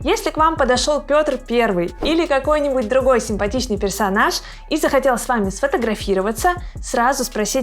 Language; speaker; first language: Russian; native; Russian